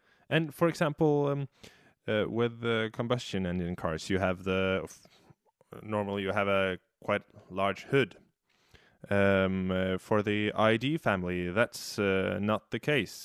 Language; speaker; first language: English; non-native, fluent; Norwegian